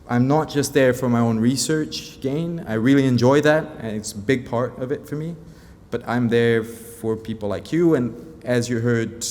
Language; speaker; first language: English; non-native, fluent; Portuguese